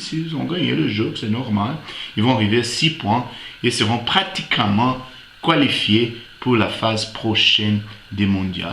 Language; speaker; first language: French; non-native, fluent; Portuguese